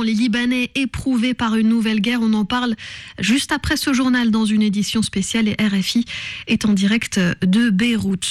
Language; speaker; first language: French; native; French